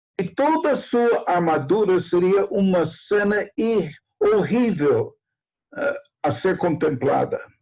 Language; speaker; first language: Portuguese; non-native, fluent; English